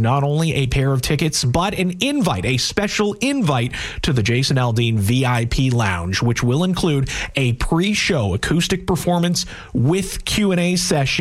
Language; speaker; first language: English; native; English